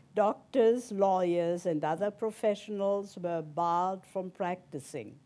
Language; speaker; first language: English; early bilingual, other home language; German